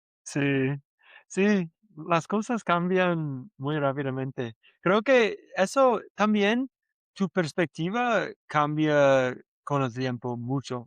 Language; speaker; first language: Spanish; non-native, learner; English